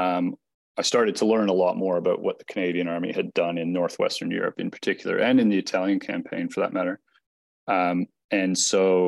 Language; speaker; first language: English; native; English